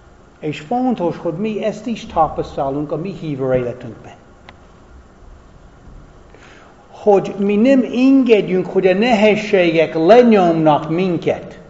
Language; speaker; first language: Hungarian; non-native, fluent; English